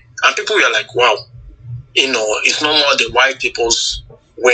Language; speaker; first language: English; non-native, local second language; Igbo